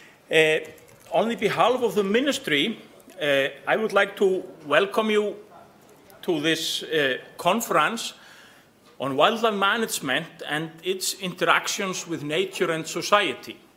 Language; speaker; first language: English; non-native, fluent; Icelandic